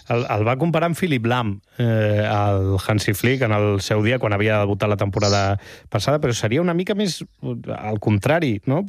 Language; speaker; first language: Catalan; native; Catalan